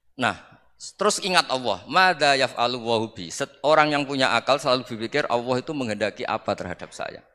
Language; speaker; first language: Indonesian; non-native, local second language; Javanese